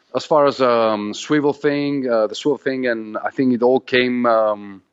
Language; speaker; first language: English; non-native, fluent; Greek